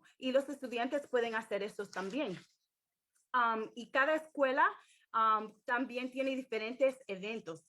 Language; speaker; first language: Spanish; early bilingual, heritage; English